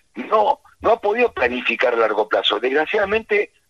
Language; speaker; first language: Spanish; native; Spanish